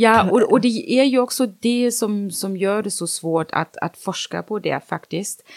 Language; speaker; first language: Swedish; non-native, fluent; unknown